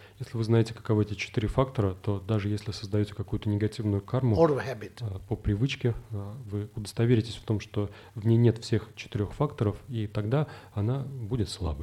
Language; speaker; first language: Russian; native; Russian